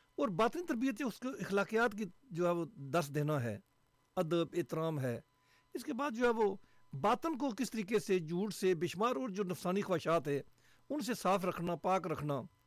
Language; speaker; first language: Urdu; non-native, local second language; Punjabi